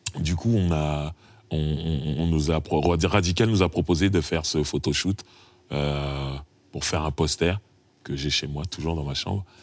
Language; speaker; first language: French; native; French